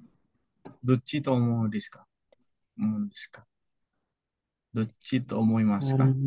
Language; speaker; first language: Japanese; non-native, fluent; Indonesian